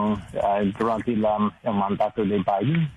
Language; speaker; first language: Spanish; non-native, learner; English